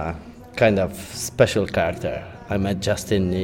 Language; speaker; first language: English; non-native, fluent; Polish